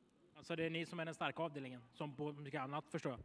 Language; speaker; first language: Swedish; native; Swedish